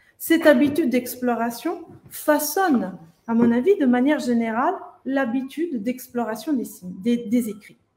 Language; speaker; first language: French; non-native, fluent; Italian